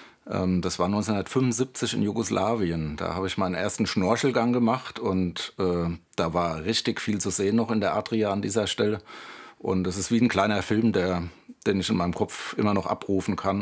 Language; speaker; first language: German; native; German